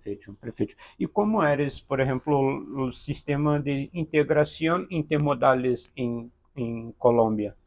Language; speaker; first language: Spanish; non-native, learner; Portuguese